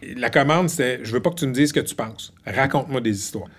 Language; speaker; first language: French; native; French